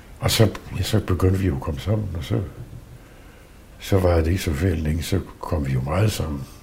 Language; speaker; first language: Danish; native; Danish